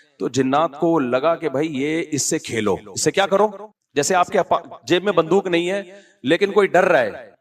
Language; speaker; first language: Urdu; native; Urdu